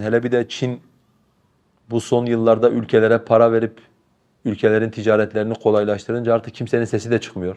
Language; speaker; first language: Turkish; non-native, local second language; Kurdish